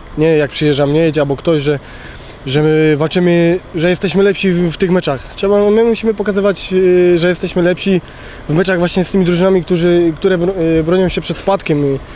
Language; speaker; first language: Polish; native; Polish